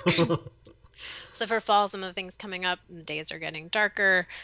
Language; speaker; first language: English; native; English